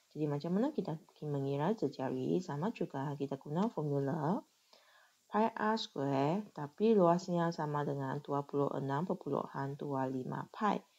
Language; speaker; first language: Malay; non-native, local second language; Chinese